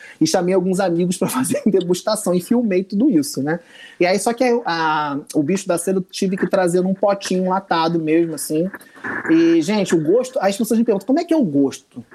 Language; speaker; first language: Portuguese; native; Portuguese